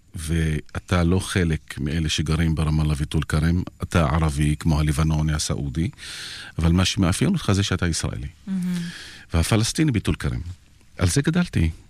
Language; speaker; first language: Hebrew; non-native, local second language; Arabic